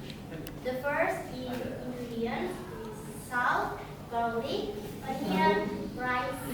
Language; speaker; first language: English; non-native, learner; Indonesian